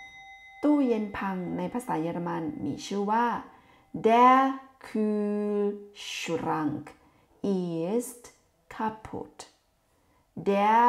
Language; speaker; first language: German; non-native, fluent; Thai